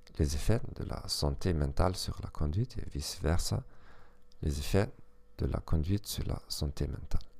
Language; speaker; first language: French; non-native, fluent; German